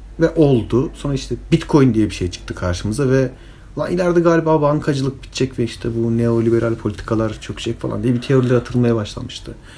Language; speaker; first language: Turkish; early bilingual, heritage; Turkish